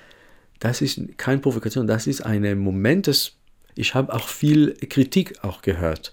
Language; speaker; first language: German; non-native, fluent; Hebrew